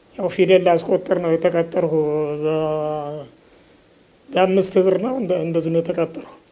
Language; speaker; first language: Amharic; native; Amharic